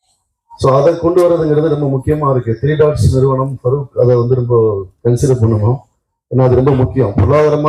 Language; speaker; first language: Tamil; native; Tamil